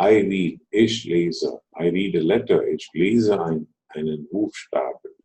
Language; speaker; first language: German; non-native, fluent; Telugu